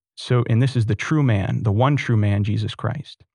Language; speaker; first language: English; native; English